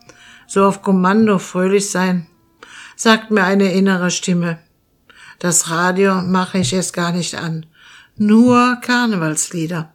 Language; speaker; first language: German; native; German